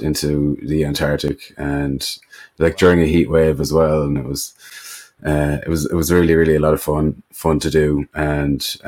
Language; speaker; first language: English; native; English